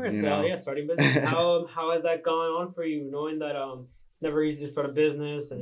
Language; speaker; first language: English; native; English